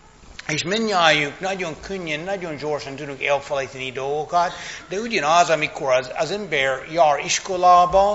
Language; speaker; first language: Hungarian; non-native, fluent; English